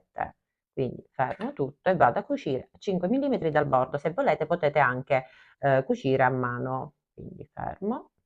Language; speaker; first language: Italian; native; Italian